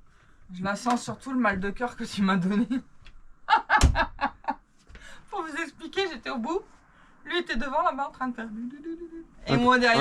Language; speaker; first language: French; native; French